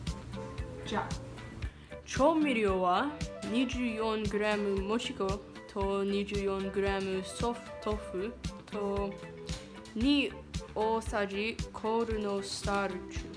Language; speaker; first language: Japanese; non-native, learner; English